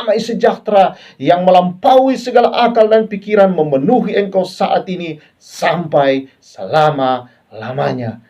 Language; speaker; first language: Indonesian; native; Indonesian